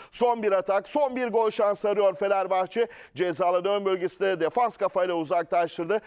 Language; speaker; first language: Turkish; native; Turkish